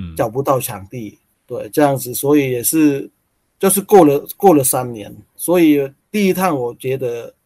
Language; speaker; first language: Chinese; non-native, learner; Thai